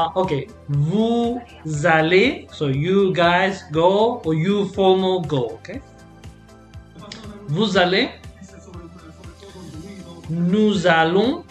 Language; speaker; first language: French; non-native, fluent; Spanish